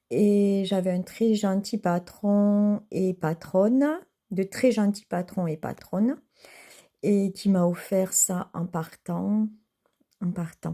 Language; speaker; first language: French; native; French